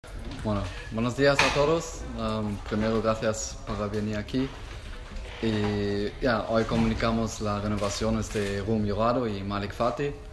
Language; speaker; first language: Spanish; non-native, fluent; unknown